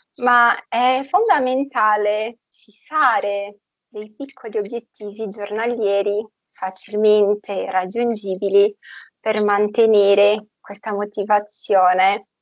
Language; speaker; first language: Italian; non-native, fluent; Portuguese